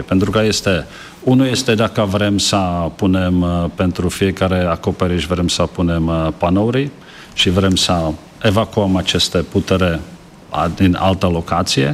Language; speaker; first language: Romanian; non-native, learner; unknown